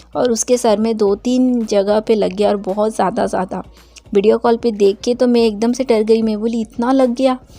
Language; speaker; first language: Hindi; non-native, local second language; Bangla